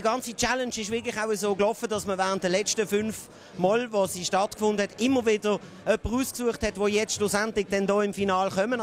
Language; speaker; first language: German; native; German